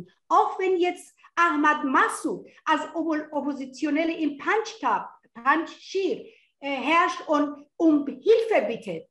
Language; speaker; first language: German; non-native, fluent; Persian